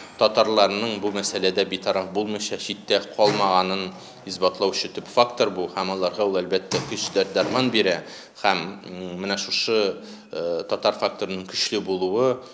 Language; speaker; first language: Tatar; native; Tatar